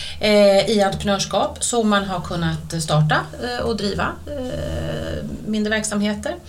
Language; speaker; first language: Swedish; native; Swedish